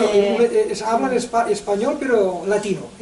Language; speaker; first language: Spanish; non-native, local second language; Catalan